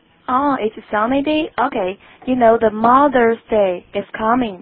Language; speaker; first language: English; non-native, fluent; Chinese